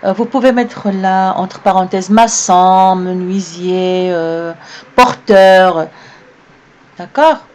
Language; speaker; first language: French; non-native, local second language; Arabic